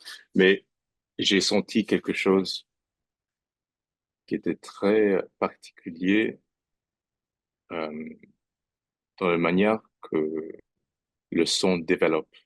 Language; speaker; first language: French; non-native, fluent; English